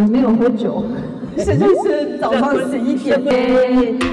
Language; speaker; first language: Chinese; non-native, fluent; French